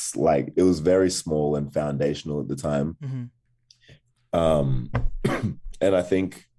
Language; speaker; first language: English; native; English